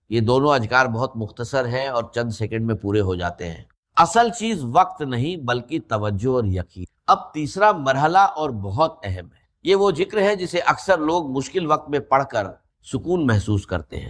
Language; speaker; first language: Urdu; native; Urdu